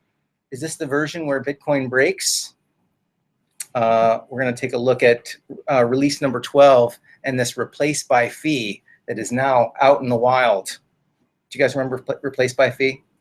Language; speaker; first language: English; native; English